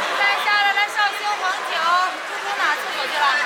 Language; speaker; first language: Chinese; native; Chinese